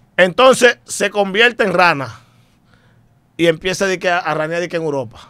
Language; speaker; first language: Spanish; native; Spanish